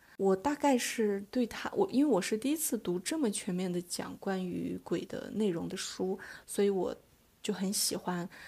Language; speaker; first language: Chinese; native; Chinese